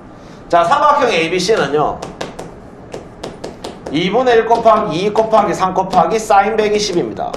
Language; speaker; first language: Korean; native; Korean